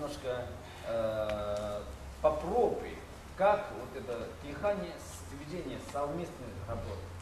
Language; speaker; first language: Russian; non-native, learner; Chinese